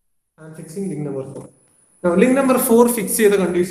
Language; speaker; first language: English; non-native, local second language; Malayalam